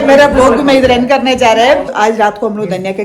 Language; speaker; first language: Hindi; non-native, local second language; Malayalam